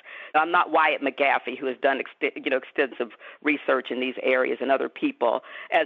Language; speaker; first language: English; native; English